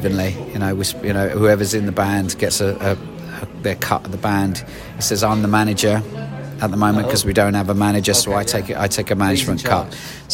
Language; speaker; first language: English; native; English